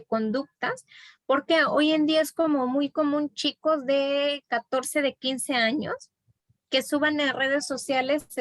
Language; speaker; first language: Spanish; native; Spanish